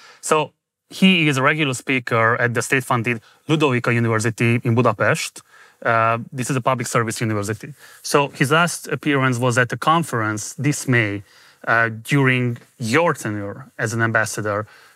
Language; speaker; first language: English; non-native, fluent; Hungarian